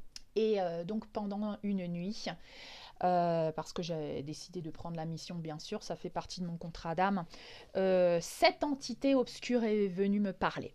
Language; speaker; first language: French; native; French